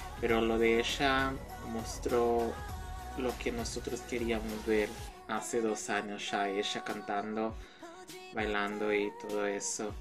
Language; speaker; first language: Spanish; non-native, fluent; Portuguese